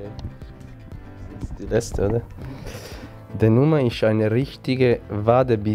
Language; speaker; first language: German; non-native, learner; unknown